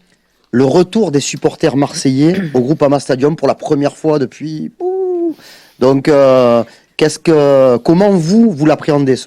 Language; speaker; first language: French; native; French